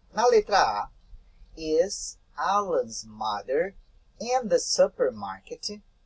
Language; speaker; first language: English; non-native, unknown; Portuguese